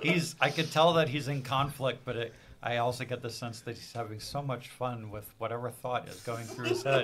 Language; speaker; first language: English; native; English